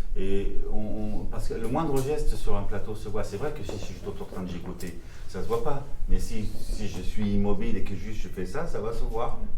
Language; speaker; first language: French; non-native, local second language; Armenian